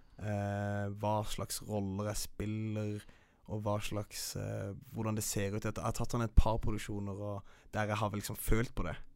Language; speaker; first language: Norwegian; early bilingual, other home language; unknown